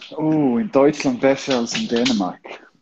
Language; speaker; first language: German; non-native, learner; Icelandic